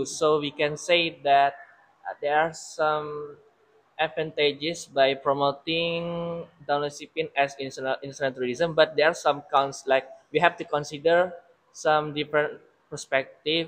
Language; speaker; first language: English; non-native, fluent; Indonesian